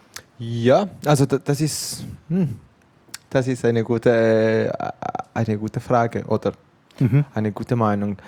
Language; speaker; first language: German; non-native, fluent; Italian